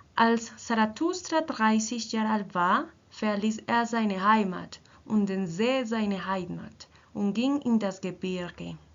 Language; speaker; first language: German; non-native, learner; Spanish